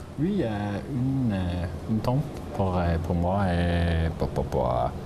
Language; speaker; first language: French; non-native, learner; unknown